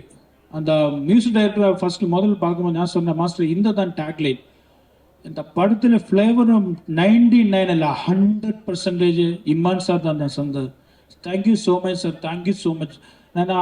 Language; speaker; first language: Tamil; non-native, learner; Malayalam